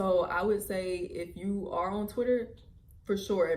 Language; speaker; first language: English; native; English